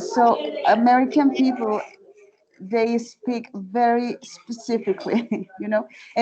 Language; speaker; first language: English; non-native, fluent; Spanish